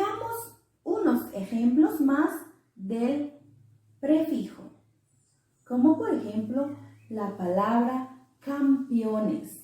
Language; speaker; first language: Spanish; non-native, local second language; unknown